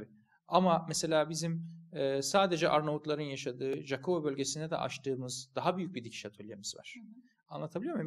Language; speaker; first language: Turkish; native; Turkish